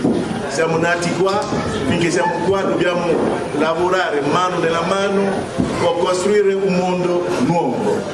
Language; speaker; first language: Italian; non-native, fluent; French